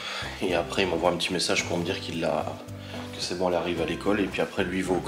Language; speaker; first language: French; native; French